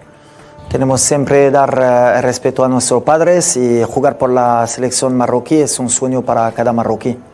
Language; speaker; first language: Spanish; non-native, fluent; French